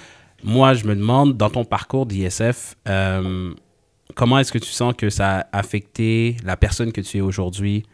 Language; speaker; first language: French; native; French